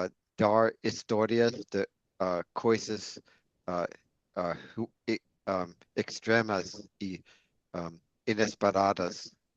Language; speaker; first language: Portuguese; non-native, learner; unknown